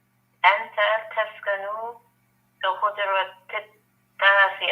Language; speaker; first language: Arabic; non-native, learner; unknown